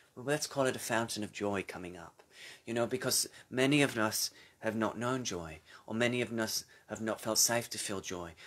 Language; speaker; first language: English; native; English